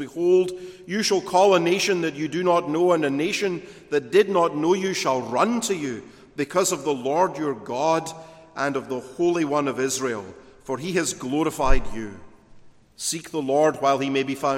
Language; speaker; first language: English; native; English